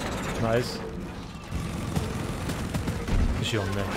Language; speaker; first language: Korean; non-native, learner; German